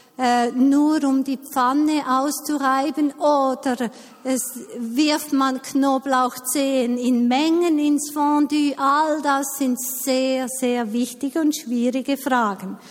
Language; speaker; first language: German; native; German